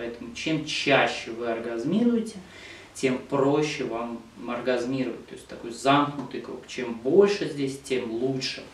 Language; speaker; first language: Russian; native; Russian